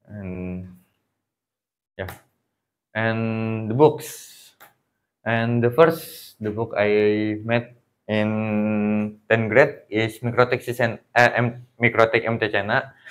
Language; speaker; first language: English; non-native, learner; Indonesian